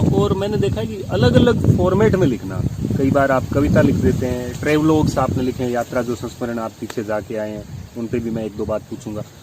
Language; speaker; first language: Hindi; non-native, local second language; Rajasthani